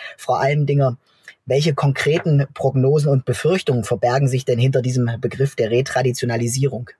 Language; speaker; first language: German; native; German